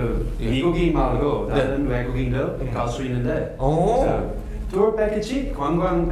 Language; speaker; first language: Korean; non-native, learner; Dutch